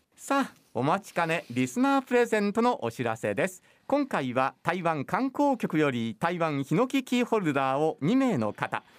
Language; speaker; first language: Japanese; native; Japanese